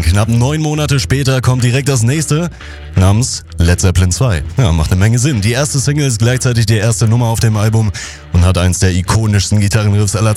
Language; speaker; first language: German; native; German